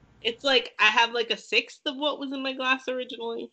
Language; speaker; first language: English; native; English